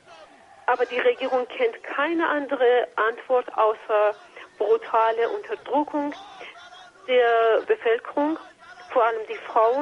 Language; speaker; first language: German; non-native, fluent; Persian